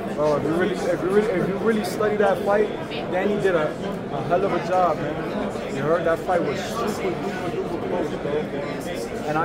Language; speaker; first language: English; early bilingual, other home language; Spanish